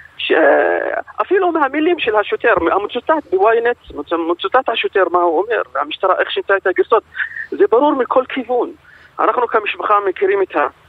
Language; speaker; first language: Hebrew; non-native, local second language; Arabic